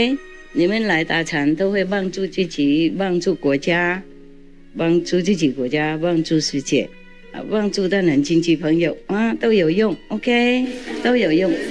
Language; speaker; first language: Chinese; non-native, fluent; Vietnamese